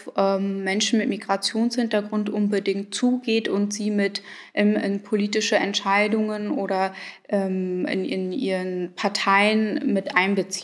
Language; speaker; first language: German; early bilingual, other home language; Arabic